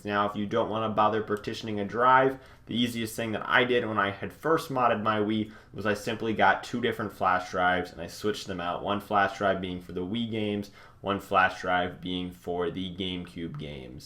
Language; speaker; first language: English; native; English